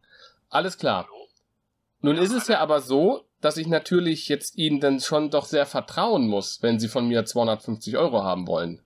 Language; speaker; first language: German; native; German